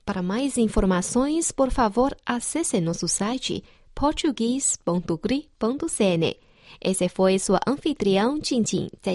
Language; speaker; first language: Portuguese; non-native, fluent; Chinese